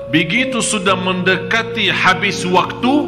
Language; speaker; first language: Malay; non-native, fluent; Arabic